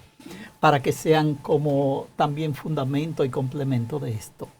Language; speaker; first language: Spanish; native; Spanish